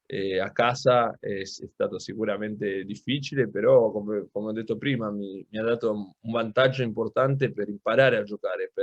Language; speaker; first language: Italian; non-native, local second language; Spanish